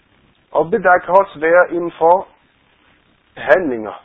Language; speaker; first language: Danish; non-native, fluent; Arabic